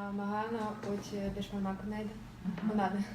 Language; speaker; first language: Kazakh; non-native, learner; Russian